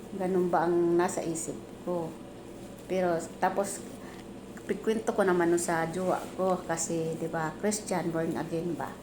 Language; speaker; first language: Filipino; non-native, local second language; Bikol